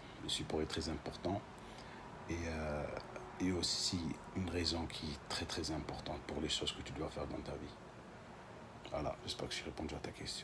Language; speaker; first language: French; non-native, local second language; Arabic